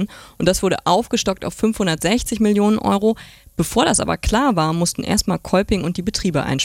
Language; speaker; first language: German; native; German